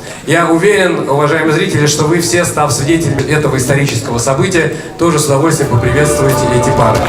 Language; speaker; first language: Russian; native; Russian